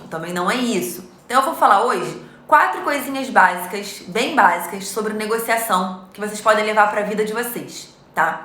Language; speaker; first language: Portuguese; native; Portuguese